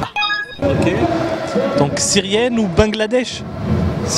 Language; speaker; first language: French; native; French